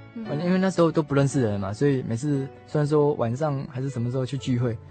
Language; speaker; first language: Chinese; native; Chinese